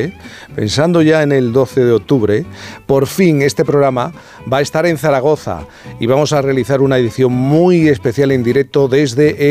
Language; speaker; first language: Spanish; native; Spanish